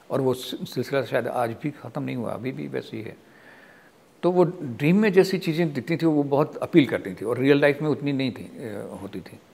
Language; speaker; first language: Hindi; native; Hindi